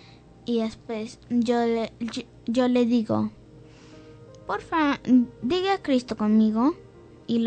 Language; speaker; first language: Spanish; early bilingual, heritage; English